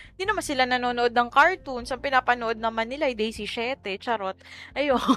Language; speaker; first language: Filipino; native; Filipino